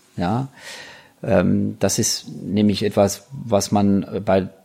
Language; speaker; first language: German; non-native, fluent; French